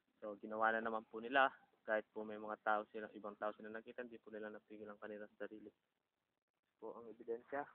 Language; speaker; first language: Filipino; native; Filipino